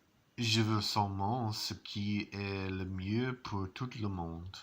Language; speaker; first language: French; non-native, learner; English